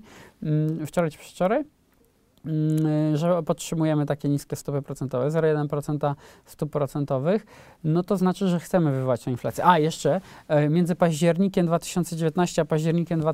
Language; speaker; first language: Polish; native; Polish